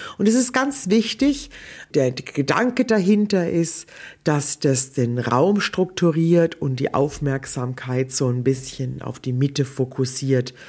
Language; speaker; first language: German; native; German